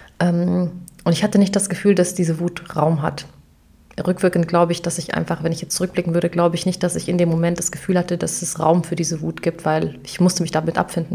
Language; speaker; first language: German; early bilingual, other home language; Arabic